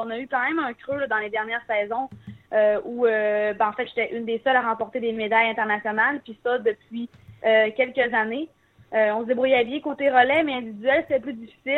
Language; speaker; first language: French; native; French